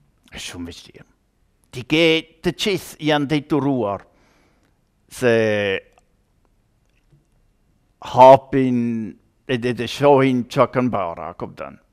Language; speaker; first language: Albanian; non-native, learner; German